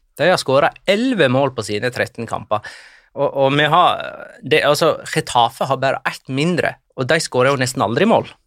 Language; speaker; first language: Norwegian; native; Norwegian